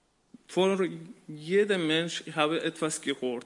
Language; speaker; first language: German; non-native, learner; Persian